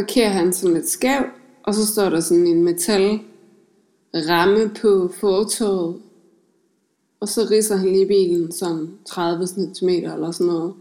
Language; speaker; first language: Danish; native; Danish